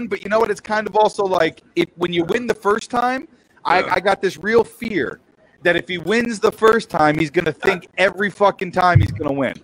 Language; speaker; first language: English; native; English